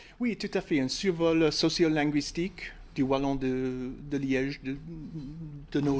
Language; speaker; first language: French; non-native, fluent; English